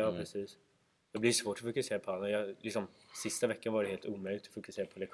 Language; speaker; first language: Swedish; native; Swedish